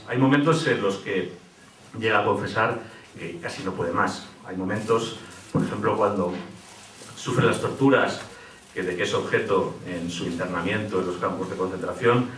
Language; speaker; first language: Spanish; native; Spanish